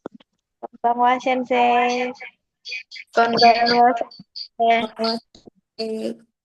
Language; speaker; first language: Japanese; non-native, learner; Indonesian